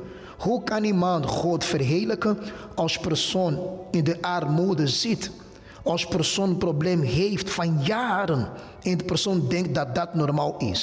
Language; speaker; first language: Dutch; non-native, fluent; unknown